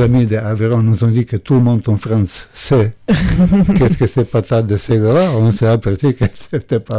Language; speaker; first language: French; non-native, fluent; Croatian